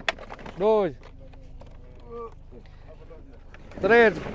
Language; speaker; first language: Portuguese; non-native, learner; Vietnamese